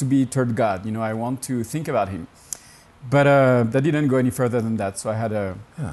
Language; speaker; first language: English; non-native, fluent; French